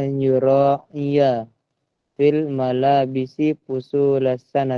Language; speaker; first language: Arabic; non-native, learner; Indonesian